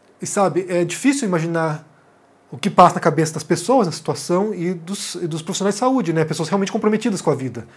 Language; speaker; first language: Portuguese; native; Portuguese